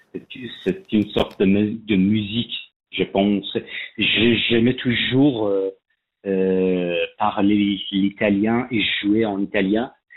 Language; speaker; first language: French; non-native, learner; Persian